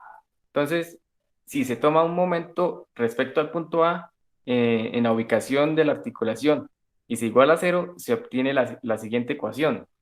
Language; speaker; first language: Spanish; native; Spanish